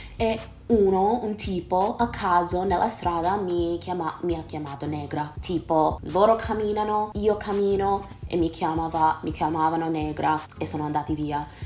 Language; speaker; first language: Italian; non-native, fluent; English